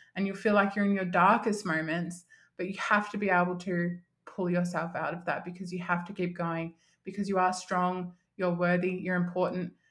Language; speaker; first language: English; native; English